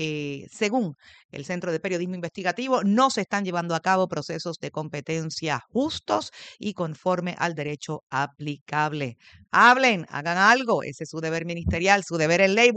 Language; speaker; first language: Spanish; native; Spanish